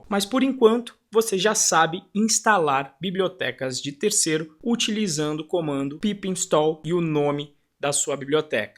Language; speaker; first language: Portuguese; native; Portuguese